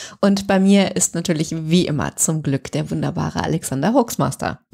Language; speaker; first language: German; native; German